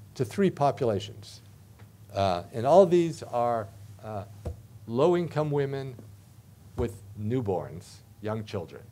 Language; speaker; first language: English; native; English